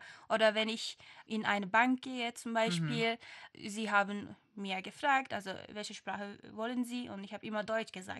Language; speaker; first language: German; non-native, fluent; Turkish